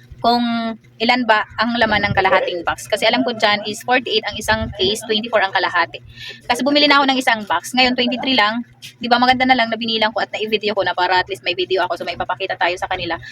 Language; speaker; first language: Filipino; non-native, local second language; Waray